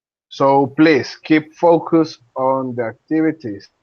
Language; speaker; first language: English; non-native, fluent; Spanish